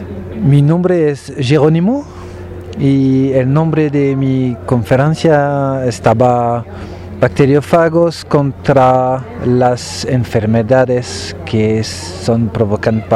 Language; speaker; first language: Spanish; non-native, learner; French